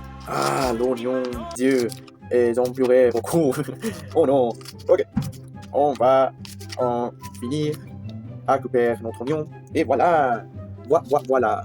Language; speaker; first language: French; non-native, learner; Spanish